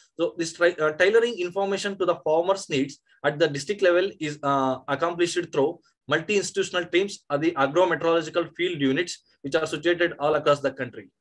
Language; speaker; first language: English; non-native, local second language; Kannada